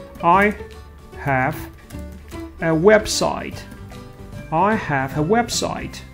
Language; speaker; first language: English; non-native, fluent; Russian